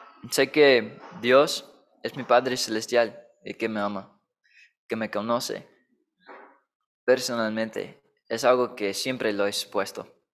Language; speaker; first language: Spanish; non-native, fluent; English